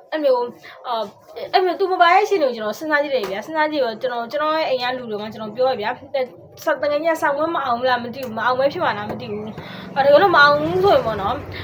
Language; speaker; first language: Burmese; non-native, local second language; Shan